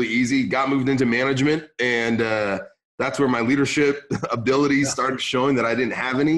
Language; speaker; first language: English; early bilingual, other home language; Arabic